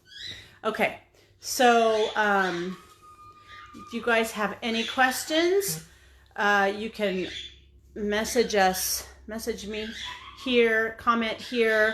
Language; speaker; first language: English; native; English